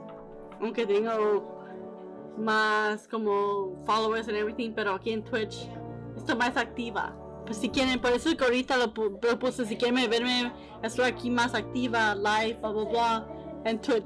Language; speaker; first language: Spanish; early bilingual, heritage; Spanish